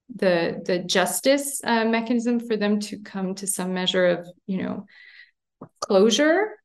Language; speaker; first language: English; native; English